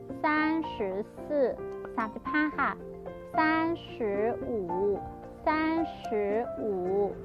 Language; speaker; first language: Chinese; non-native, fluent; Thai